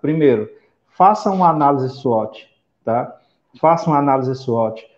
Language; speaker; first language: Portuguese; native; Portuguese